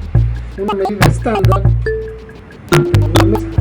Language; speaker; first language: Spanish; native; Spanish